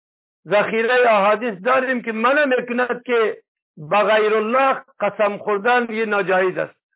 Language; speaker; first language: Persian; native; Persian